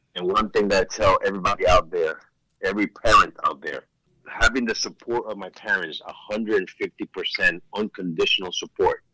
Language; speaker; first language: English; early bilingual, other home language; Spanish